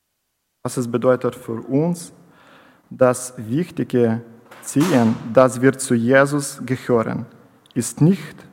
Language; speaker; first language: German; non-native, learner; Ukrainian